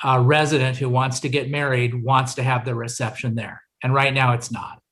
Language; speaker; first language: English; native; English